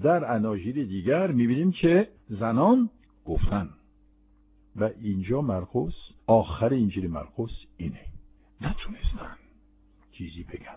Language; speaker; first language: Persian; non-native, fluent; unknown